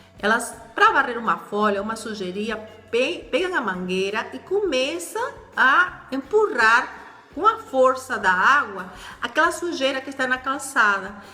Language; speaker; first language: Portuguese; non-native, fluent; Spanish